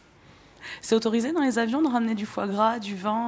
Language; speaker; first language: French; native; French